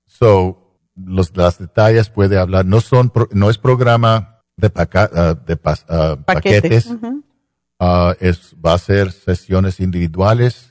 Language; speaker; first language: Spanish; non-native, fluent; English